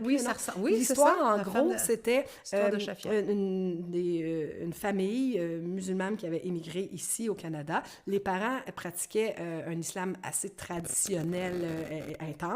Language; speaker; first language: French; native; French